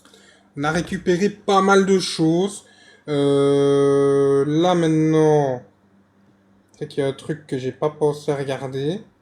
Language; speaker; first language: French; native; French